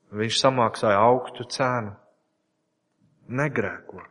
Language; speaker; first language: Latvian; non-native, learner; English